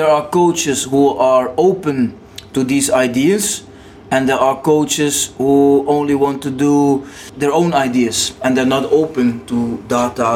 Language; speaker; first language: English; non-native, fluent; Dutch